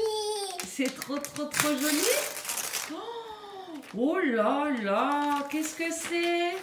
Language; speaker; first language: French; native; French